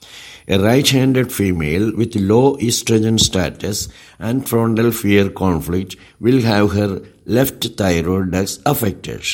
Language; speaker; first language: English; non-native, local second language; Malayalam